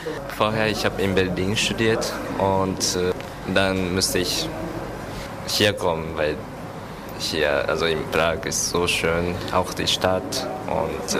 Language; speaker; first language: German; non-native, learner; Japanese